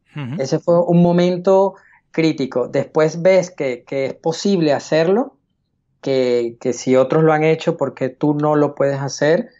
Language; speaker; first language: Spanish; native; Spanish